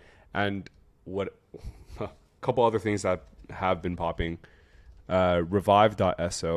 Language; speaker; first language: English; native; English